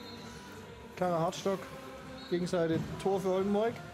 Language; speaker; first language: German; native; German